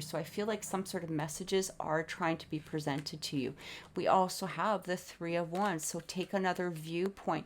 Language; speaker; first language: English; native; English